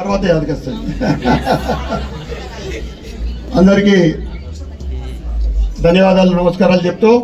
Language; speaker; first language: Telugu; native; Telugu